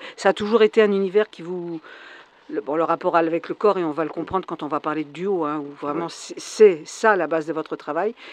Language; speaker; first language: French; native; French